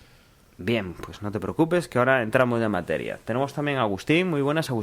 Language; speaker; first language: Spanish; native; Spanish